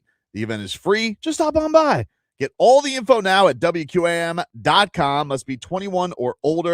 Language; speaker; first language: English; native; English